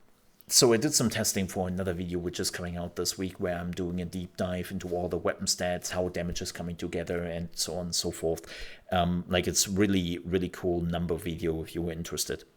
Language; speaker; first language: English; non-native, fluent; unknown